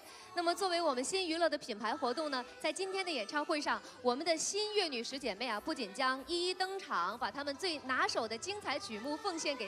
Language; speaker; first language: Chinese; native; Chinese